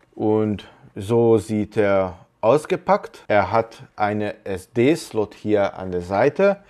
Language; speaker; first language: German; non-native, fluent; Hungarian